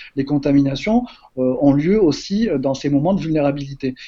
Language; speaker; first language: French; native; French